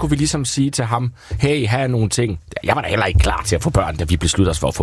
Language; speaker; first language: Danish; native; Danish